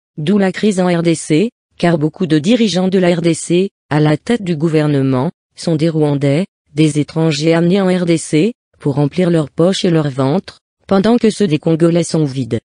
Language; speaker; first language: French; non-native, local second language; Lingala